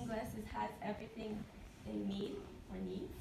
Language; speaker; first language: Spanish; non-native, fluent; English